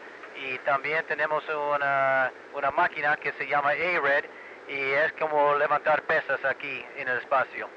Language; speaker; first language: Spanish; early bilingual, heritage; Spanish